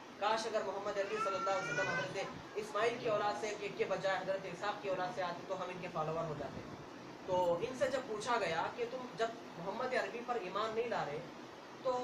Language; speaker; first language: Urdu; native; Urdu